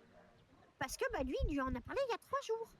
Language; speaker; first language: French; native; French